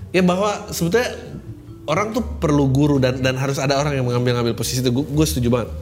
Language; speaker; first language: Indonesian; native; Indonesian